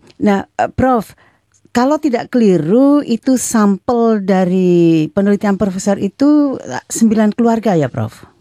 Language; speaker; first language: Indonesian; native; Indonesian